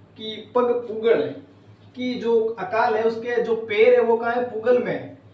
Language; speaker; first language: Hindi; native; Hindi